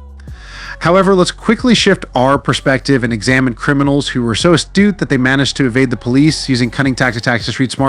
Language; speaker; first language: English; native; English